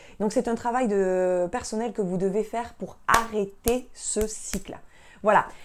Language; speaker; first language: French; native; French